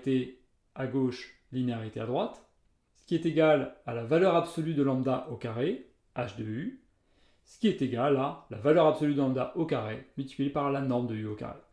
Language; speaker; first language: French; native; French